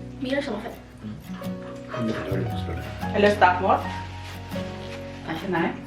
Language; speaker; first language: Swedish; non-native, learner; Thai